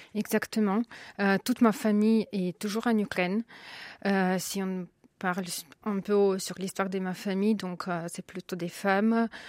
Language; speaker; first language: French; non-native, fluent; Ukrainian